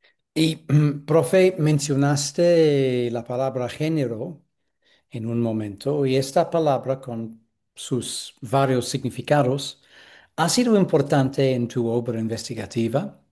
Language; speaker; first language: Spanish; non-native, fluent; English